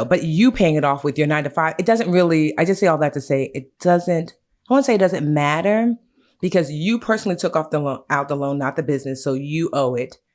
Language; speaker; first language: English; native; English